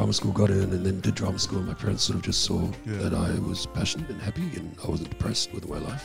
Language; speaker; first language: English; non-native, local second language; Samoan